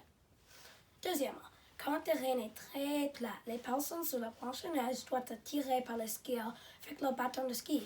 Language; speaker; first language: French; non-native, learner; English